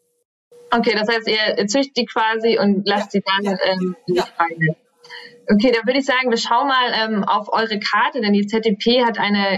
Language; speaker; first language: German; native; German